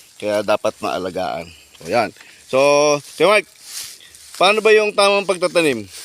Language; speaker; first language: Filipino; native; Filipino